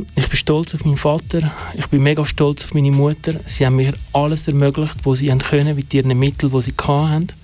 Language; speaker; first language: German; early bilingual, other home language; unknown